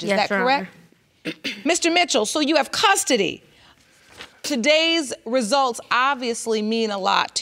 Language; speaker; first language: English; native; English